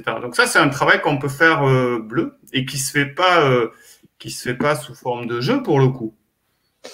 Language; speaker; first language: French; native; French